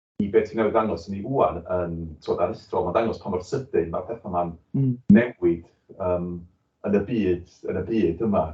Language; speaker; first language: Welsh; native; Welsh